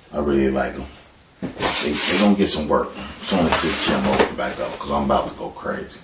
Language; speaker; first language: English; native; English